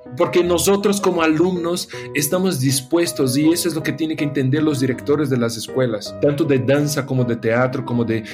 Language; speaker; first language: Spanish; non-native, fluent; Portuguese